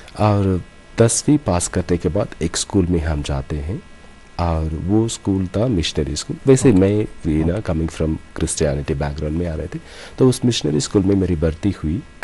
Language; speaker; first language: Hindi; non-native, local second language; Tamil